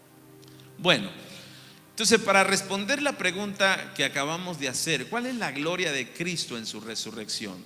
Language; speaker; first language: Spanish; native; Spanish